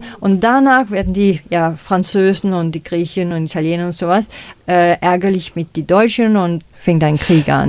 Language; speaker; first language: German; non-native, fluent; Danish